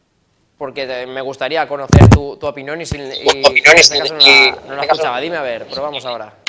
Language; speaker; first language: Spanish; native; Spanish